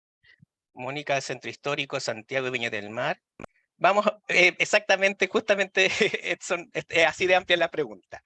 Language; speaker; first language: Spanish; native; Spanish